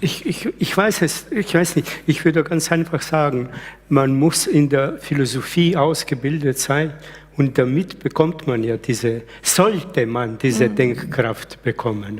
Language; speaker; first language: German; early bilingual, other home language; Slovenian